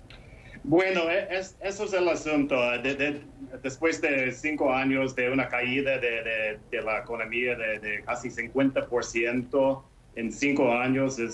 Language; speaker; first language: Spanish; non-native, fluent; English